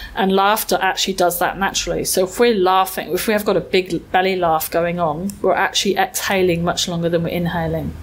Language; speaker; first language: English; native; English